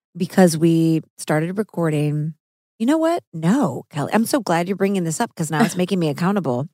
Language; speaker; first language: English; native; English